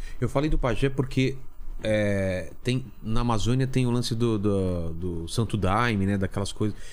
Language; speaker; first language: Portuguese; native; Portuguese